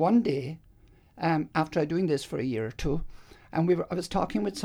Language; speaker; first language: English; native; English